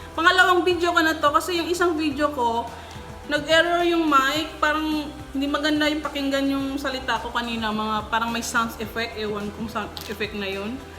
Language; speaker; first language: Filipino; non-native, local second language; Cebuano